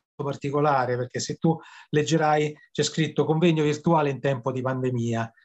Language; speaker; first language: Italian; native; Italian